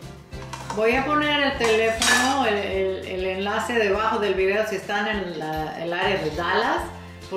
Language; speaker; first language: Spanish; native; Spanish